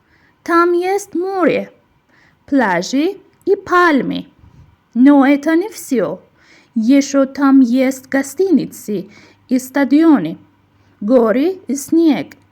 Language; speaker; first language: Russian; non-native, fluent; Persian